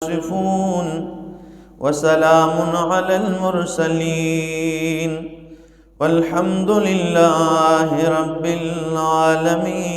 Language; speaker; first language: Urdu; non-native, local second language; Pashto